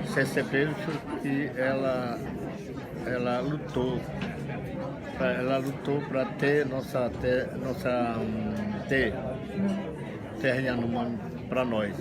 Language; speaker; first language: Portuguese; non-native, local second language; Yanomámi